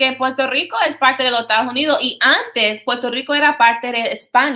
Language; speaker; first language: Spanish; non-native, fluent; English